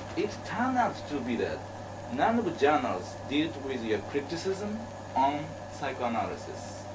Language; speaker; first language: English; non-native, fluent; Japanese